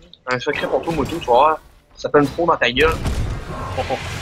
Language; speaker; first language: French; native; French